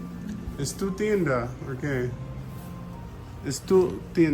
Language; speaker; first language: Spanish; non-native, learner; English